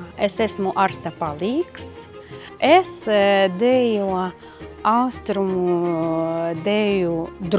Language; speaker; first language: Latvian; non-native, local second language; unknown